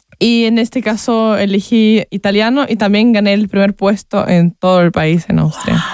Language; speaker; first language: Spanish; non-native, fluent; Ukrainian